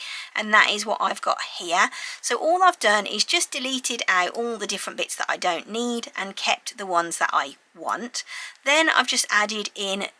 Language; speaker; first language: English; native; English